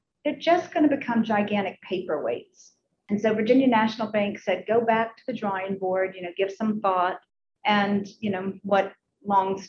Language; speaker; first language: English; native; English